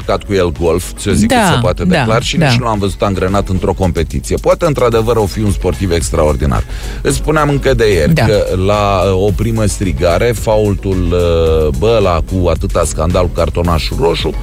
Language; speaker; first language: Romanian; native; Romanian